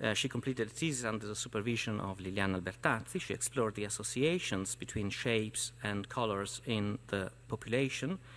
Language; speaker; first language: English; non-native, fluent; Italian